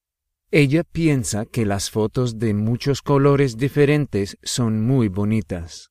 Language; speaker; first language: Spanish; non-native, fluent; English